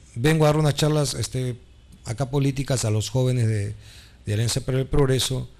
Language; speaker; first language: Spanish; native; Spanish